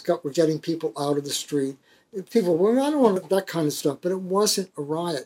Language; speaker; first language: English; native; English